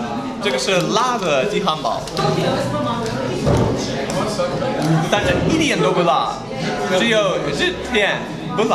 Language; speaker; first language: Chinese; non-native, fluent; English